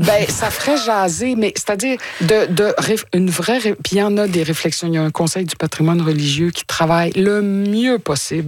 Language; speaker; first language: French; native; French